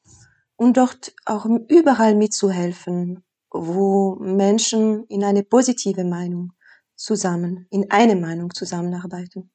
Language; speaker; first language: German; non-native, fluent; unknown